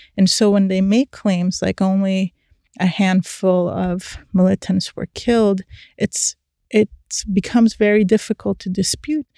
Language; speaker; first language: English; early bilingual, other home language; Persian